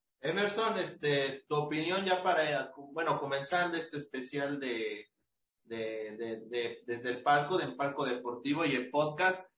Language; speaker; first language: Spanish; native; Spanish